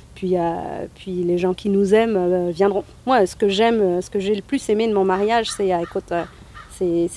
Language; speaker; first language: French; native; French